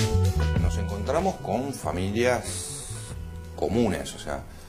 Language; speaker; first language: Spanish; native; Spanish